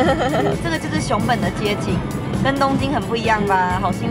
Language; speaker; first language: Chinese; native; Chinese